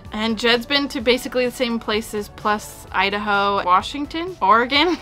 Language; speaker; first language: English; native; English